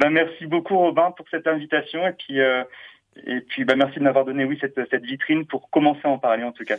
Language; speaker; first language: French; native; French